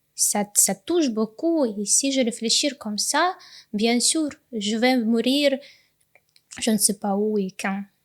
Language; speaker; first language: French; non-native, learner; Ukrainian